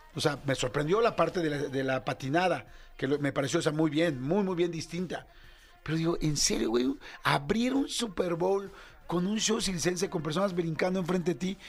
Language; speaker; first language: Spanish; native; Spanish